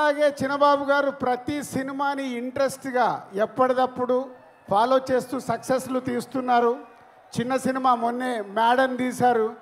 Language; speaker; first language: Telugu; native; Telugu